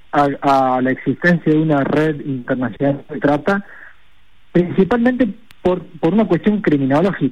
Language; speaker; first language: Spanish; native; Spanish